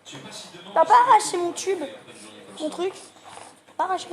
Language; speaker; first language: French; native; French